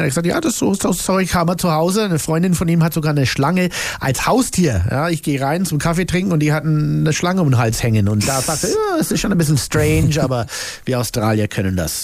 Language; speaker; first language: German; native; German